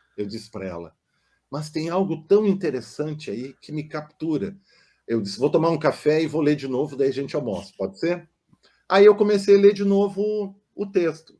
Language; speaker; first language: Portuguese; non-native, local second language; German